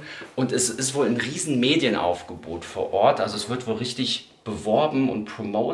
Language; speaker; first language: German; native; German